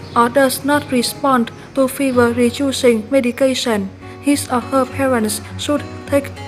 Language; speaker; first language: English; non-native, fluent; Vietnamese